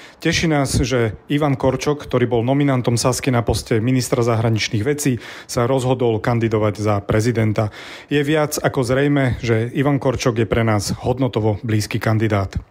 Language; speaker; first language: Slovak; native; Slovak